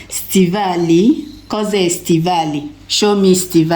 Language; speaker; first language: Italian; non-native, fluent; English